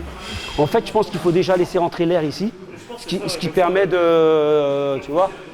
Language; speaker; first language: French; native; French